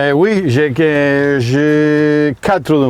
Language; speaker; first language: French; non-native, fluent; Spanish